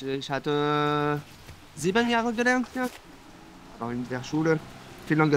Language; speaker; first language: German; non-native, learner; French